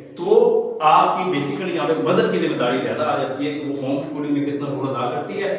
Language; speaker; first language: Urdu; non-native, local second language; Pahari-Potwari